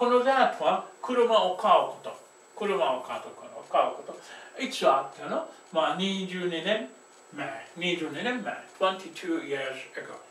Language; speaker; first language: Japanese; non-native, fluent; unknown